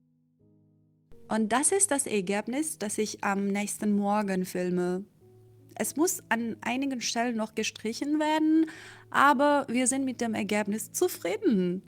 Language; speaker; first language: German; non-native, fluent; Persian